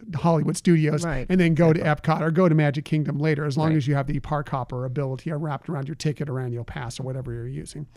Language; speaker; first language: English; native; English